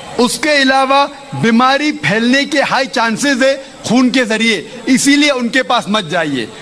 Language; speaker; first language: Urdu; non-native, local second language; Konkani